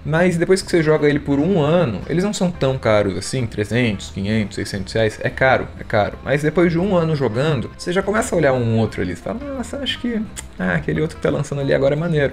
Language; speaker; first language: Portuguese; native; Portuguese